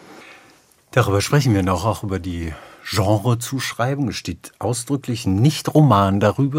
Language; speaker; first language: German; native; German